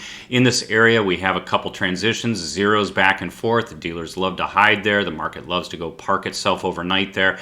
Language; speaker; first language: English; native; English